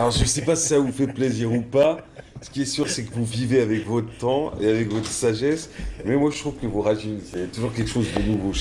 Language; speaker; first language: French; non-native, local second language; Arabic